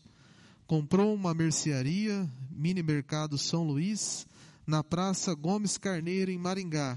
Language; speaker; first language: Portuguese; native; Portuguese